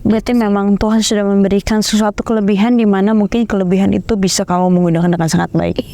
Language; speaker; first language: Indonesian; native; Indonesian